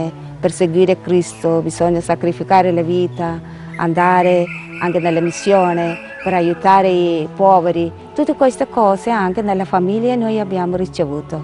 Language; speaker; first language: Italian; non-native, learner; Malayalam